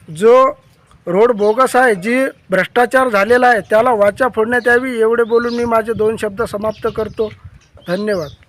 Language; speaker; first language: Marathi; native; Marathi